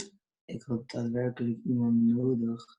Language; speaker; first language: Dutch; early bilingual, other home language; Urdu